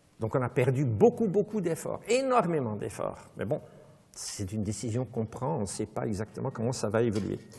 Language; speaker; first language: French; non-native, local second language; Dutch